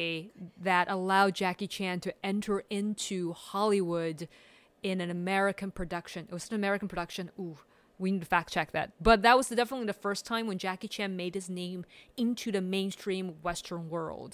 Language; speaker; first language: English; early bilingual, other home language; Chinese